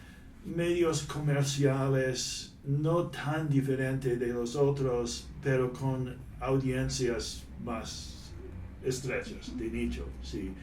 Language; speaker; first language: Spanish; non-native, fluent; English